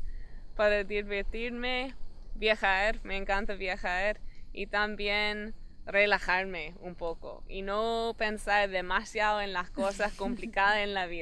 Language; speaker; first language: Spanish; non-native, fluent; English